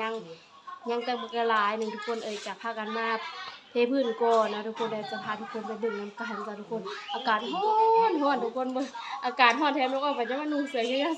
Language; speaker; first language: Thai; non-native, local second language; Northeastern Thai